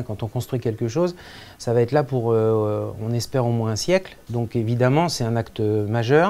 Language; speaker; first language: French; native; French